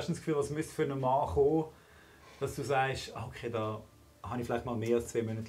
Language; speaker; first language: German; native; German